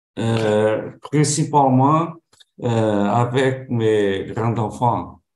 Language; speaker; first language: French; non-native, learner; Portuguese